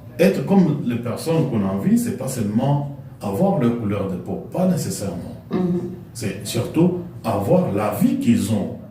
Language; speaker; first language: French; non-native, local second language; Lingala